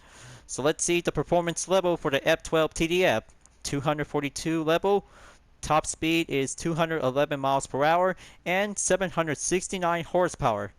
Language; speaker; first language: English; non-native, fluent; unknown